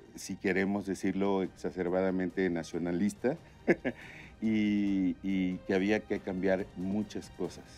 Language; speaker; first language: Spanish; native; Spanish